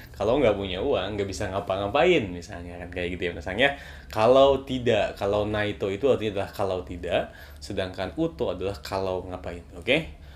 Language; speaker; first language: Indonesian; native; Indonesian